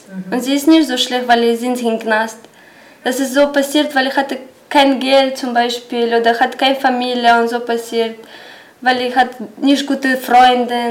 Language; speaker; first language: German; non-native, learner; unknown